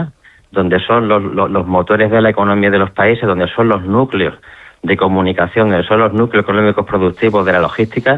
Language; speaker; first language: Spanish; native; Spanish